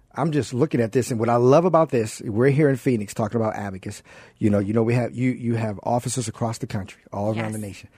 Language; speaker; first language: English; native; English